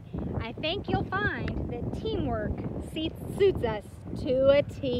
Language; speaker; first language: English; native; English